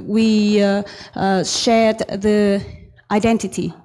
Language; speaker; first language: English; non-native, learner; Vietnamese